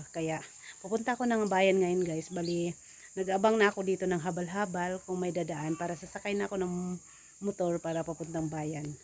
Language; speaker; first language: Filipino; non-native, local second language; Cebuano